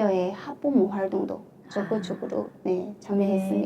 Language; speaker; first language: Korean; non-native, fluent; Chinese